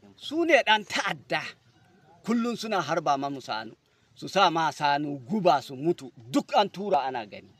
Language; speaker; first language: Hausa; non-native, local second language; Fula